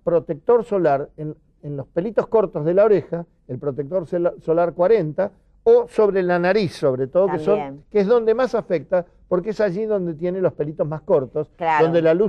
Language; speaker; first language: Spanish; native; Spanish